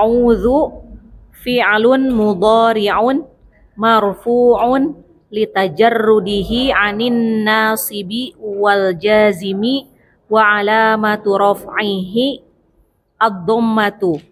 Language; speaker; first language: Arabic; non-native, learner; Indonesian